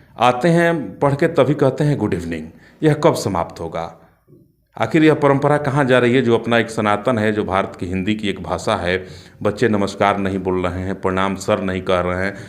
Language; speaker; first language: Hindi; native; Hindi